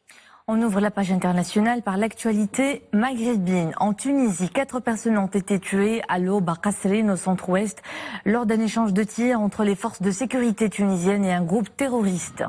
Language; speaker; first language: French; non-native, local second language; Arabic